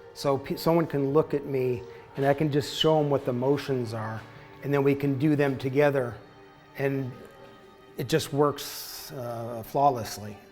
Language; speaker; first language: English; native; English